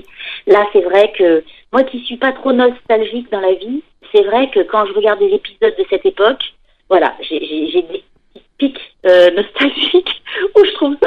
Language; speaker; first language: French; native; French